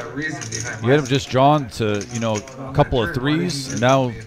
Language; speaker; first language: English; native; English